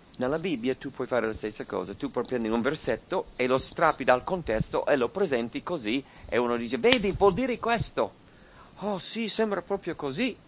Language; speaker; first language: Italian; non-native, fluent; English